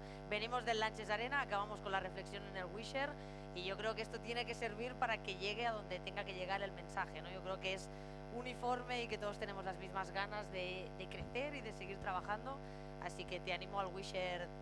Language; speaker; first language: Spanish; native; Spanish